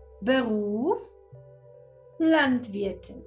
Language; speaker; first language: German; non-native, fluent; Spanish